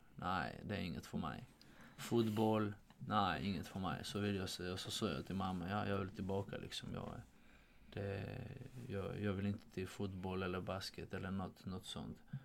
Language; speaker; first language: Swedish; non-native, fluent; Georgian